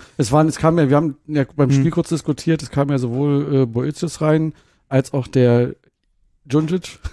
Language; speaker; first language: German; native; German